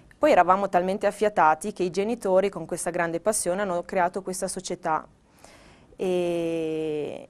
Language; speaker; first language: Italian; native; Italian